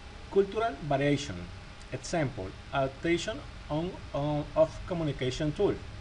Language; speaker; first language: English; non-native, learner; Spanish